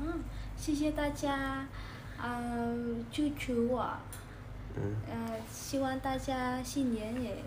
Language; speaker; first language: Chinese; non-native, learner; Vietnamese